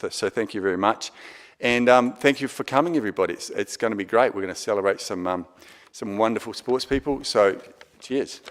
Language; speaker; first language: English; native; English